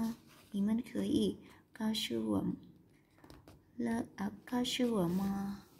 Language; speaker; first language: Chinese; non-native, learner; Vietnamese